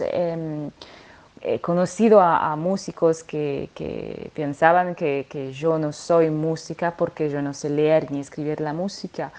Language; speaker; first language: Spanish; non-native, fluent; French